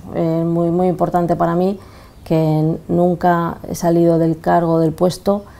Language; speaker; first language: Spanish; native; Spanish